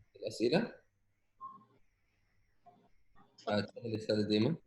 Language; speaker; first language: Arabic; native; Arabic